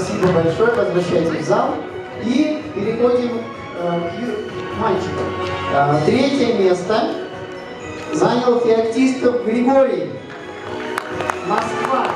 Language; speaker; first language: Russian; native; Russian